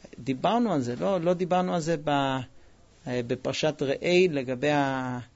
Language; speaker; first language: Hebrew; non-native, fluent; English